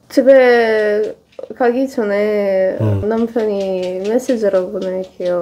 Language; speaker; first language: Korean; non-native, learner; Russian